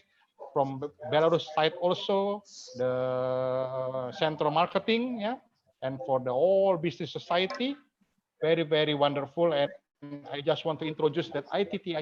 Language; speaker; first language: English; non-native, fluent; Indonesian